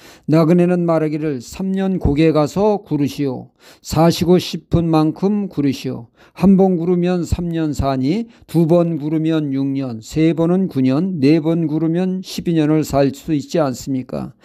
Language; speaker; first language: Korean; native; Korean